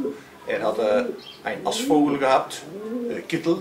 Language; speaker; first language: German; non-native, learner; Dutch